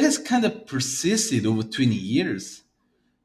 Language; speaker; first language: English; early bilingual, other home language; Korean